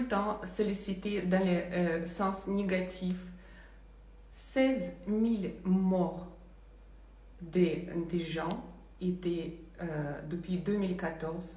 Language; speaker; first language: French; non-native, fluent; Russian